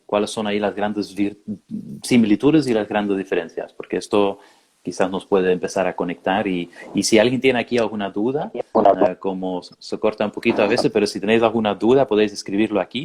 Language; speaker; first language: Spanish; non-native, fluent; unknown